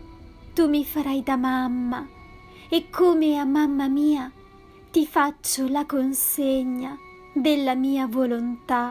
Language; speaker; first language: Italian; native; Italian